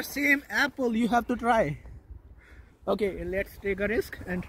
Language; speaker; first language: English; non-native, local second language; Hindi